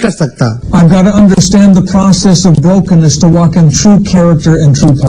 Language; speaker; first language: English; native; English